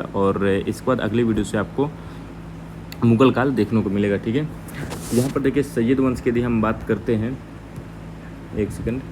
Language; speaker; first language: Hindi; native; Hindi